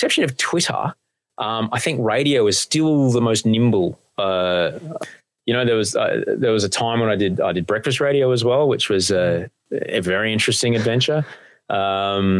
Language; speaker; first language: English; native; English